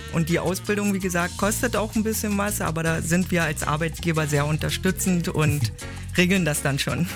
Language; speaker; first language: German; native; German